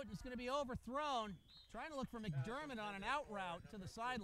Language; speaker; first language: English; native; English